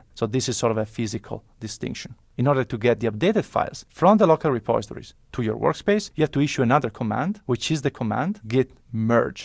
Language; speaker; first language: English; non-native, fluent; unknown